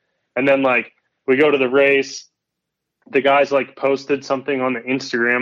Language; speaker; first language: English; native; English